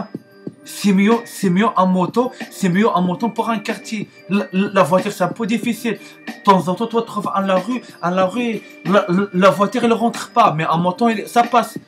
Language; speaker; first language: French; non-native, learner; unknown